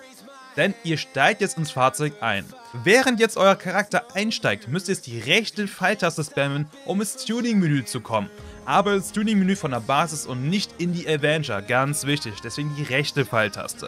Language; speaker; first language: German; native; German